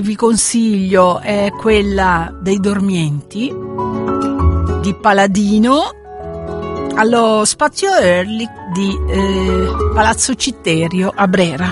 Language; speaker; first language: Italian; native; Italian